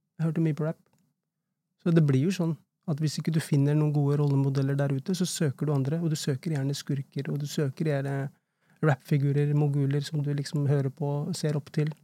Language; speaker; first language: Norwegian; early bilingual, other home language; Urdu